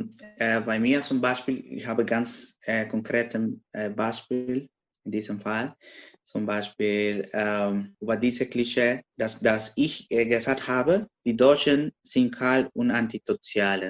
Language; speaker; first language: German; non-native, learner; Spanish